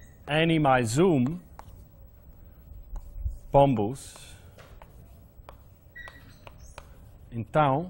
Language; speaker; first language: Portuguese; non-native, fluent; English